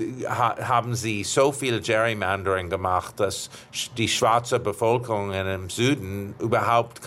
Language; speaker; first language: German; non-native, fluent; English